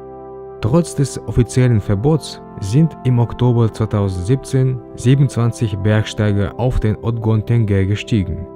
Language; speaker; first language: German; native; German